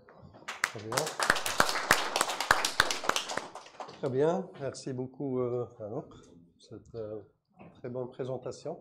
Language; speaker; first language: French; non-native, local second language; Arabic